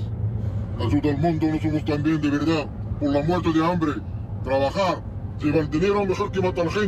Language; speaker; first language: Spanish; non-native, learner; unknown